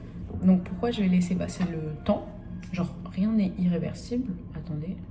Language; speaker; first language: French; native; French